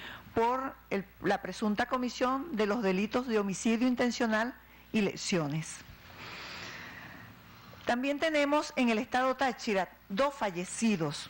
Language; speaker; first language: Spanish; native; Spanish